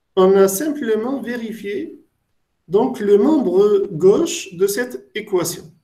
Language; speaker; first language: French; non-native, local second language; Arabic